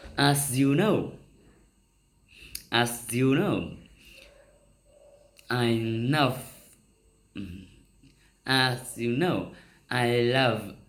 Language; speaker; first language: English; non-native, learner; Vietnamese